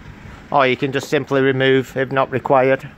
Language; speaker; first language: English; native; English